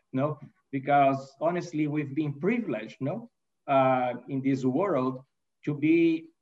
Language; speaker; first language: English; non-native, fluent; Portuguese